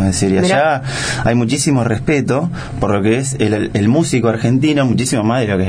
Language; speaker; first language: Spanish; native; Spanish